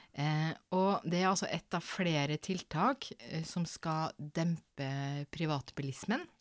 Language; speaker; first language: Norwegian; native; Norwegian